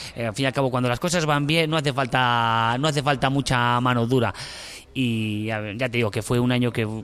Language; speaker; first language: Spanish; native; Spanish